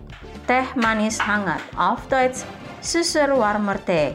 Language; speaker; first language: German; non-native, fluent; Indonesian